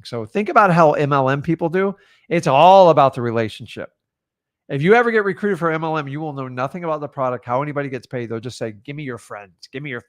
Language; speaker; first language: English; native; English